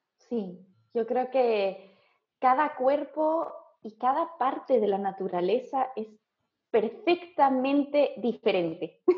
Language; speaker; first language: Spanish; native; Spanish